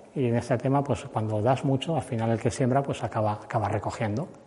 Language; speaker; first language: Spanish; native; Spanish